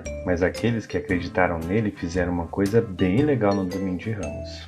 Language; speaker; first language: Portuguese; native; Portuguese